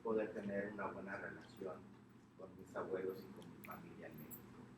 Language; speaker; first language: Spanish; early bilingual, heritage; Spanish